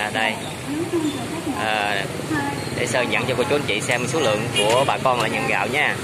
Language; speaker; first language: Vietnamese; native; Vietnamese